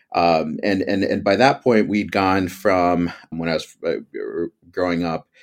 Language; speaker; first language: English; native; English